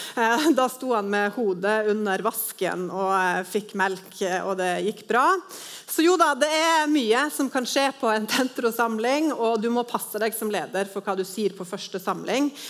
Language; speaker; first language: Norwegian; native; Norwegian